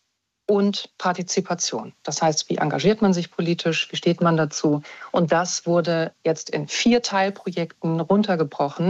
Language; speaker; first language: German; native; German